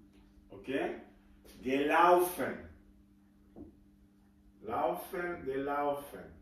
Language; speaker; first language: German; non-native, fluent; French